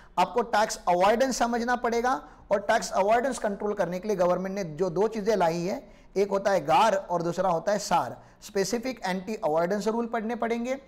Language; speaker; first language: Hindi; non-native, local second language; Marathi